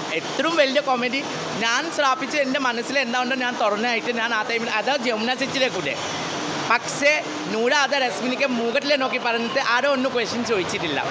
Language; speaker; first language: Malayalam; non-native, fluent; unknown